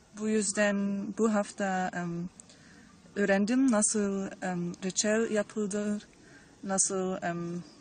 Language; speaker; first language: Turkish; early bilingual, heritage; Turkish